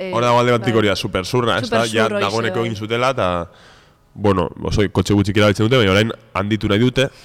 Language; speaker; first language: Basque; native; Basque